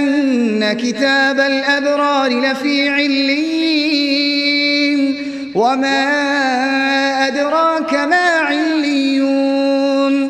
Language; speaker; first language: Arabic; native; Arabic